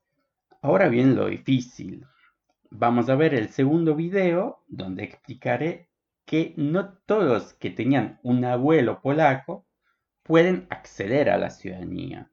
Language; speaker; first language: Spanish; non-native, fluent; Polish